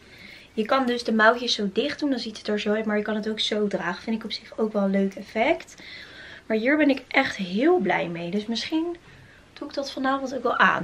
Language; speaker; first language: Dutch; native; Dutch